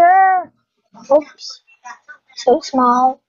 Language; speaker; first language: English; non-native, fluent; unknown